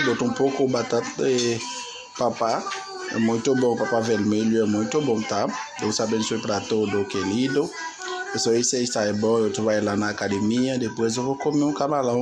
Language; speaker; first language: Portuguese; non-native, learner; Haitian Creole